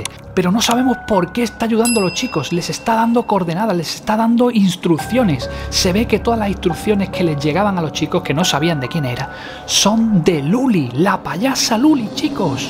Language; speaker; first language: Spanish; native; Spanish